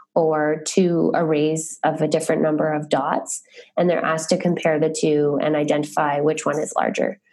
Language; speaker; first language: English; native; English